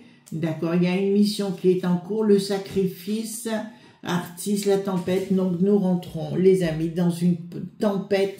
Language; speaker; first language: French; native; French